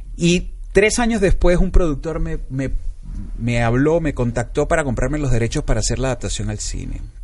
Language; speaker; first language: Spanish; native; Spanish